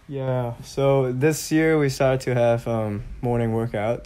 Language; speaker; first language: English; non-native, local second language; Cantonese